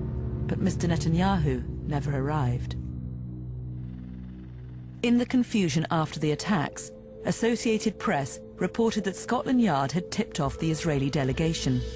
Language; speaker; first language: English; native; English